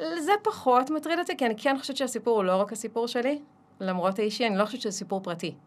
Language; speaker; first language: Hebrew; early bilingual, other home language; Russian